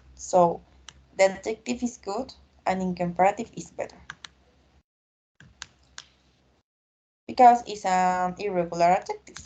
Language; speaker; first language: English; non-native, learner; Spanish